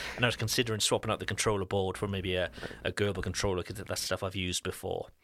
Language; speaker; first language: English; native; English